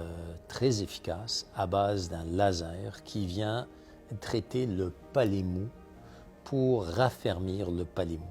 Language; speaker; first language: French; native; French